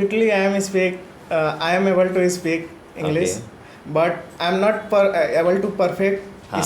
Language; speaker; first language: English; non-native, learner; Hindi